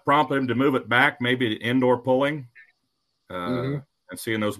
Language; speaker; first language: English; native; English